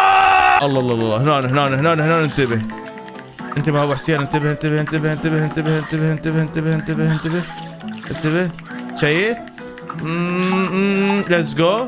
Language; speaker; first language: Arabic; native; Arabic